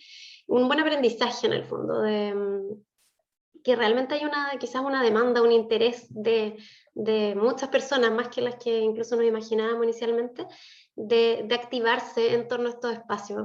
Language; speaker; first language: Spanish; native; Spanish